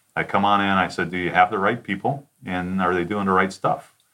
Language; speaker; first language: English; native; English